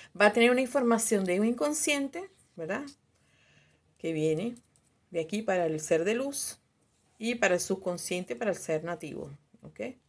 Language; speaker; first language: Spanish; native; Spanish